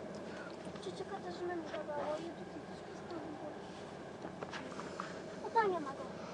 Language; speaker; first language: Polish; early bilingual, other home language; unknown